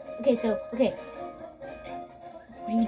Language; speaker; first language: English; native; English